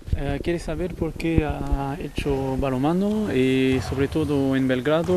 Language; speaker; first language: Spanish; non-native, fluent; French